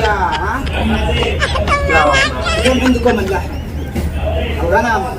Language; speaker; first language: Arabic; native; Arabic